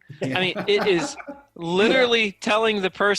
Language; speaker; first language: English; native; English